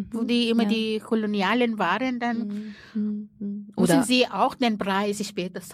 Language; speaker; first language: German; non-native, fluent; Arabic